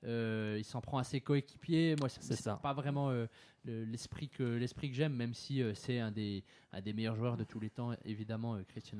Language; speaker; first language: French; native; French